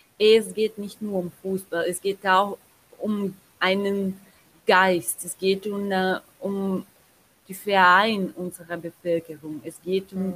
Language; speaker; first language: German; non-native, learner; Portuguese